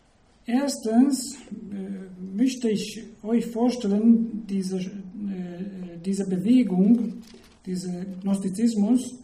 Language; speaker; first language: German; non-native, fluent; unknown